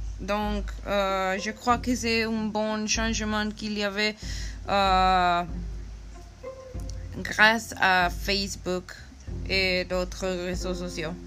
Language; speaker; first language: French; non-native, learner; Spanish